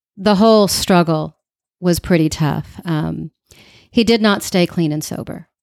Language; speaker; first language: English; native; English